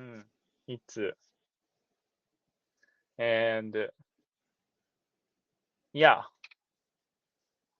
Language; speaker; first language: English; non-native, learner; Japanese